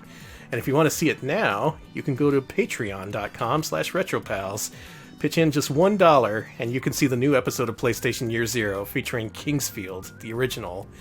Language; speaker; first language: English; native; English